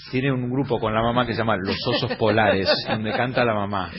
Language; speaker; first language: Spanish; native; Spanish